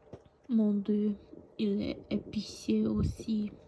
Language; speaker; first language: French; non-native, learner; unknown